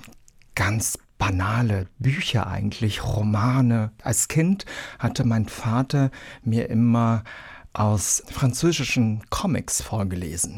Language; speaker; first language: German; early bilingual, other home language; Vietnamese